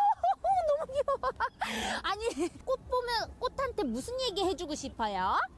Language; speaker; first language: Korean; native; Korean